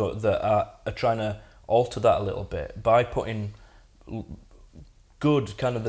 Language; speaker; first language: English; native; English